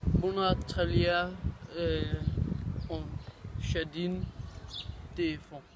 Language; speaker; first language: French; non-native, learner; Danish